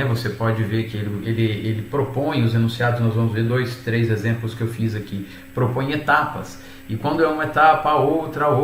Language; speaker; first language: Portuguese; native; Portuguese